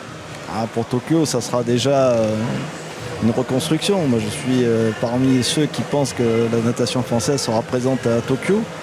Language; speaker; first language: French; native; French